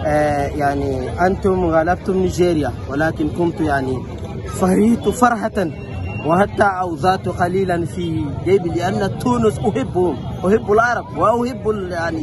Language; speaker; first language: Arabic; non-native, fluent; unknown